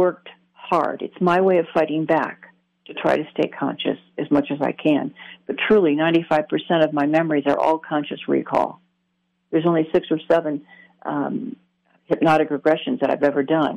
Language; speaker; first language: English; native; English